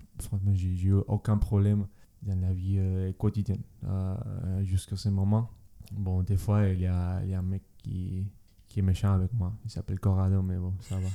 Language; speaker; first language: French; non-native, learner; Spanish